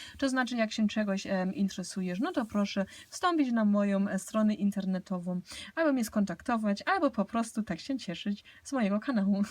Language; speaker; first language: Polish; early bilingual, heritage; Polish